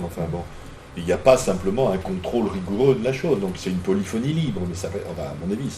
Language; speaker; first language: French; native; French